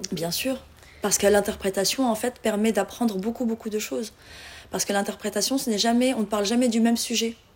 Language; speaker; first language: French; non-native, local second language; Arabic